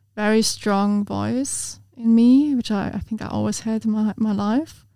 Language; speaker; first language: English; non-native, fluent; German